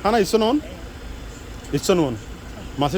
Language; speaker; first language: Korean; non-native, learner; Bangla